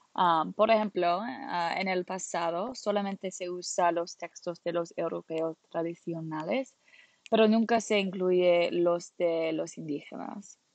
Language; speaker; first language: Spanish; non-native, learner; English